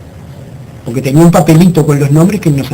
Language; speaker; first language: Spanish; native; Spanish